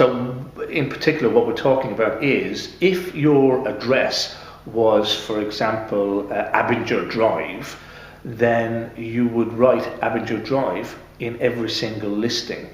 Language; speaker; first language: English; native; English